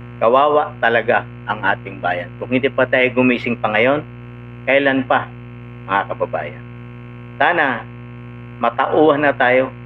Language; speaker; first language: Filipino; non-native, local second language; Cebuano